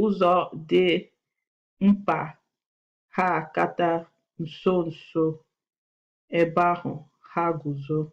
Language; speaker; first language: Igbo; non-native, learner; English